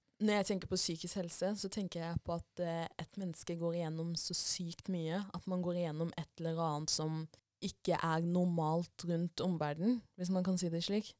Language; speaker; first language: Norwegian; early bilingual, other home language; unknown